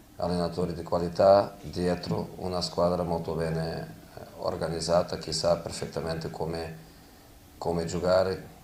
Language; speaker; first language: Italian; non-native, fluent; Portuguese